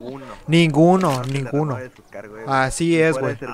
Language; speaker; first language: Spanish; native; Spanish